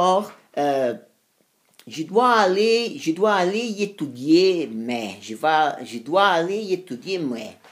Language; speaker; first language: French; non-native, learner; Spanish